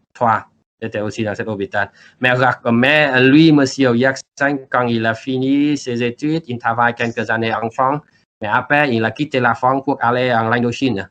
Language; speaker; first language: French; non-native, learner; Vietnamese